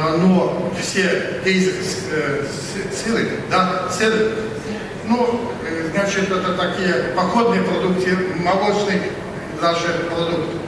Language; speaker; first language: Russian; non-native, learner; Polish